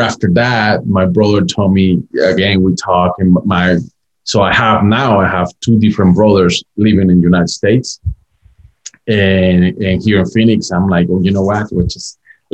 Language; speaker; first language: English; non-native, fluent; Spanish